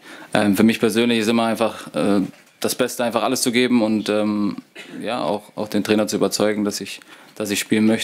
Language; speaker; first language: German; native; German